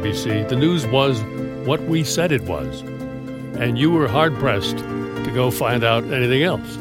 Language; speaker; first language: English; native; English